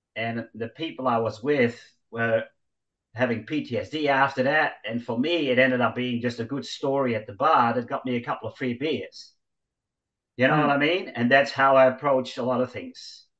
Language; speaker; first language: English; non-native, fluent; Dutch